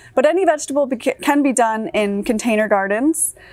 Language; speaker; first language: English; native; English